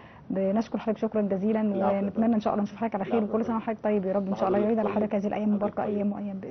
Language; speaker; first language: Arabic; native; Arabic